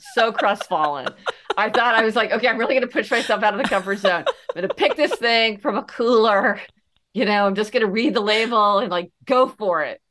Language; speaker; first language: English; native; English